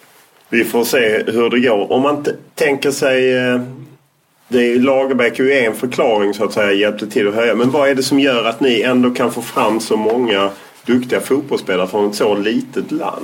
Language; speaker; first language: Swedish; native; Swedish